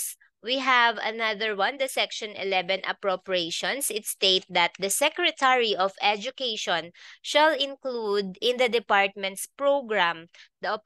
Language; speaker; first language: English; non-native, local second language; Filipino